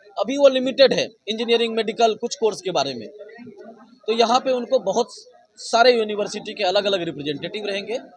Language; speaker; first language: Hindi; native; Hindi